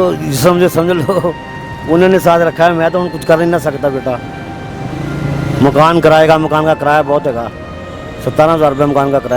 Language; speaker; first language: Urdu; non-native, local second language; Punjabi